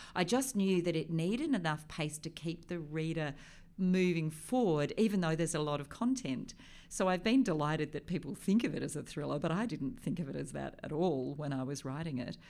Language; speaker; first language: English; native; English